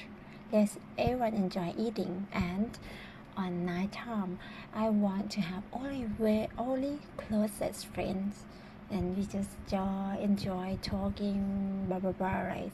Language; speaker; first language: English; non-native, learner; Thai